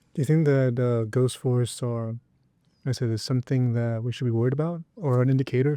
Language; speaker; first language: English; native; English